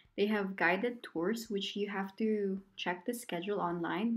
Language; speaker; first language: English; non-native, local second language; Filipino